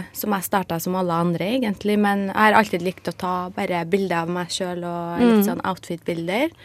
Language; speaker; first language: Norwegian; non-native, fluent; Arabic